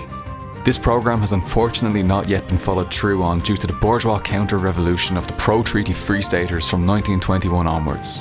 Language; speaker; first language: English; native; English